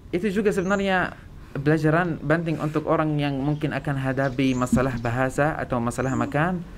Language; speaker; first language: Indonesian; non-native, fluent; Arabic